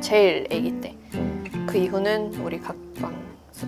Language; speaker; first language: Korean; non-native, fluent; Swedish